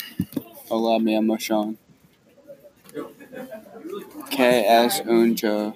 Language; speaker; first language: Spanish; non-native, learner; English